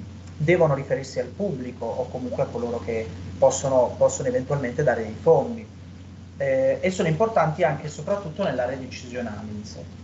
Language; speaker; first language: Italian; native; Italian